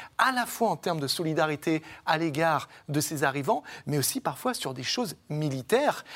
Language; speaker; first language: French; native; French